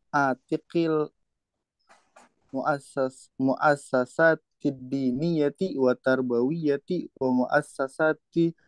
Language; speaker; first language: Arabic; non-native, learner; Indonesian